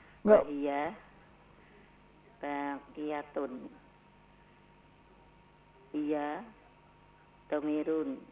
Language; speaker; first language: Arabic; non-native, learner; Indonesian